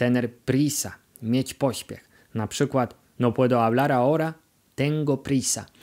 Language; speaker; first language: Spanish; non-native, fluent; Polish